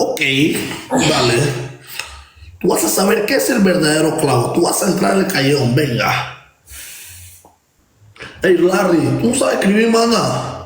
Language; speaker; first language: Spanish; native; Spanish